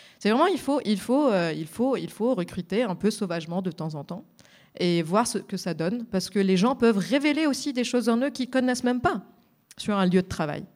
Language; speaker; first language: French; non-native, local second language; Arabic